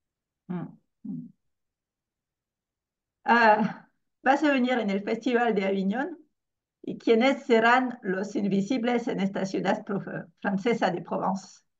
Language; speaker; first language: Spanish; non-native, fluent; French